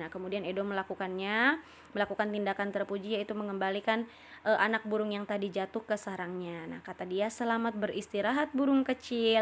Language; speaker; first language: Indonesian; native; Indonesian